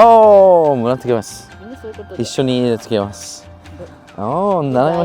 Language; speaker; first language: Japanese; early bilingual, heritage; English